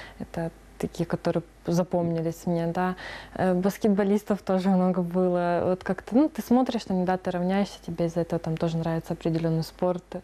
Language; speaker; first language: Russian; native; Russian